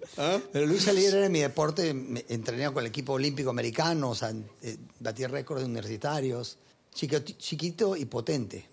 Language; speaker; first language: Spanish; early bilingual, heritage; Spanish